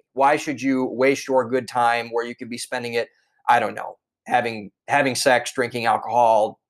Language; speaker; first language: English; native; English